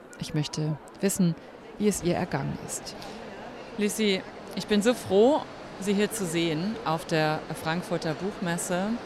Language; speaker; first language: German; native; German